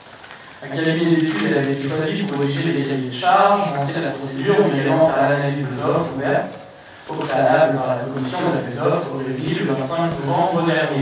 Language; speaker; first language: French; native; French